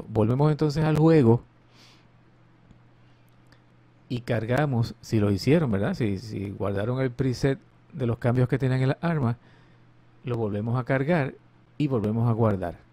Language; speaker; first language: Spanish; native; Spanish